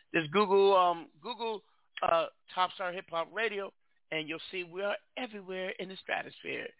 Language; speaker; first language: English; native; English